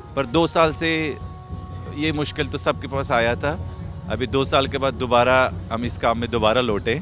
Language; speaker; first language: Hindi; non-native, fluent; Persian